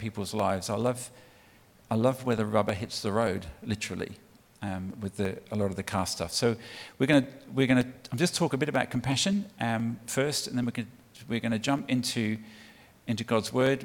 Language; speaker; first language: English; native; English